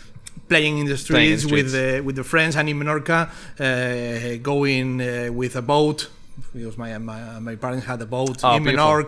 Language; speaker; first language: English; non-native, fluent; Spanish